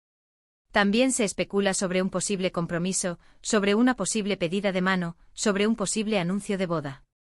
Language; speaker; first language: Spanish; native; Spanish